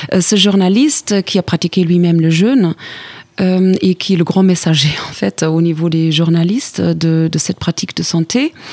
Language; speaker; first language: French; non-native, fluent; German